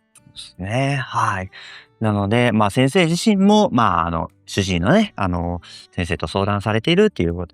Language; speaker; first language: Japanese; native; Japanese